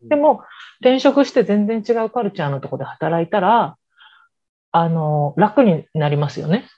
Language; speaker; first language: Japanese; native; Japanese